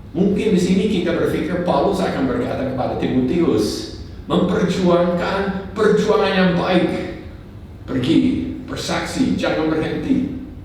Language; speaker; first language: Indonesian; non-native, fluent; English